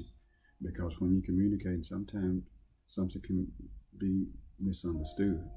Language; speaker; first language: English; native; English